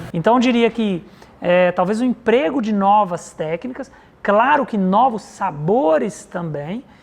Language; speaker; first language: Portuguese; native; Portuguese